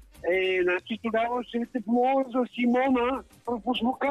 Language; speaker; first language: Bulgarian; native; Bulgarian